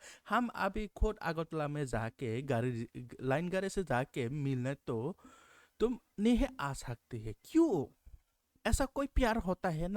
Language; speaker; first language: Hindi; non-native, local second language; Kok Borok